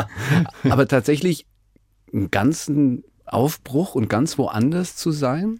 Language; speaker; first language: German; native; German